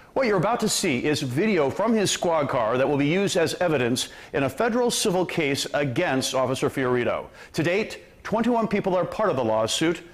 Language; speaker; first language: English; native; English